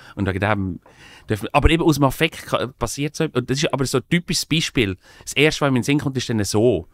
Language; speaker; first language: German; native; German